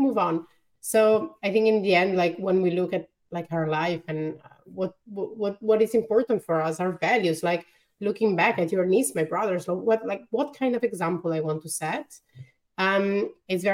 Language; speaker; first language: English; non-native, fluent; Italian